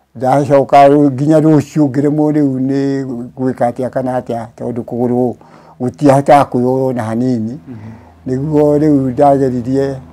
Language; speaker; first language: Kikuyu; native; Kikuyu